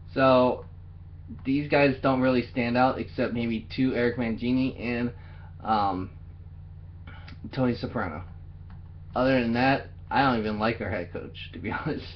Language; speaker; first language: English; native; English